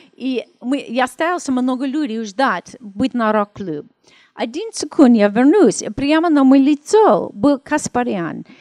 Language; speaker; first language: Russian; non-native, learner; English